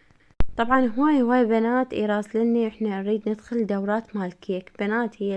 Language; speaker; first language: Arabic; native; Arabic